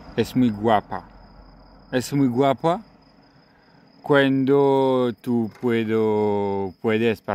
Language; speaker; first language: Spanish; non-native, learner; French